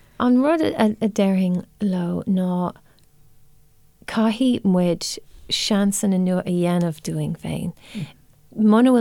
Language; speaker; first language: Irish; non-native, local second language; English